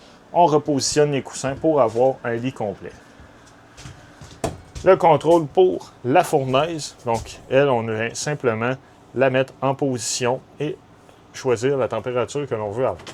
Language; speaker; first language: French; native; French